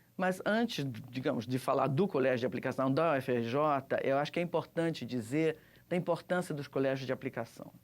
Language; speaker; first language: Portuguese; early bilingual, other home language; Russian